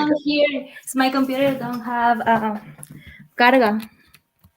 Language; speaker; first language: English; non-native, learner; Spanish